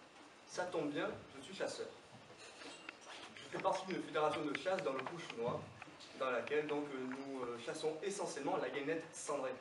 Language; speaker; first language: French; native; French